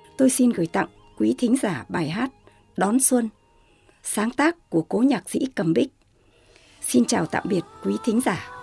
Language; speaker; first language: Vietnamese; non-native, local second language; Tày